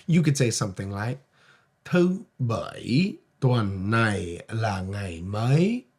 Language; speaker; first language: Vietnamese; non-native, fluent; English